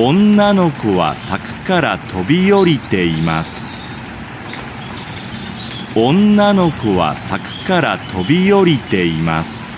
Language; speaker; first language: Japanese; non-native, learner; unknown